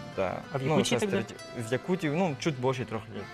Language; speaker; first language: Russian; non-native, fluent; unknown